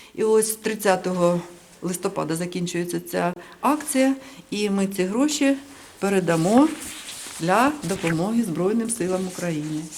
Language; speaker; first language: Ukrainian; native; Ukrainian